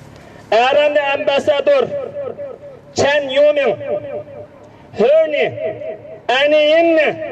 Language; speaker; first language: Swedish; non-native, learner; Uyghur